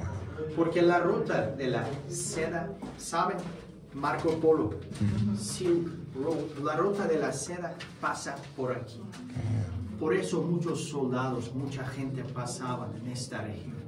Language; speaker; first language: Spanish; non-native, fluent; Turkish